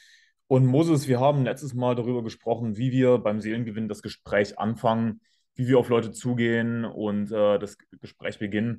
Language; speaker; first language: German; native; German